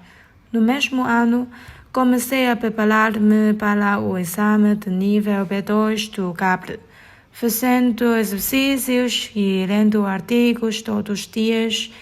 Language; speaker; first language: Portuguese; non-native, learner; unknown